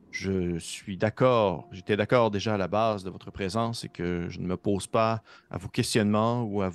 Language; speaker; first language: French; native; French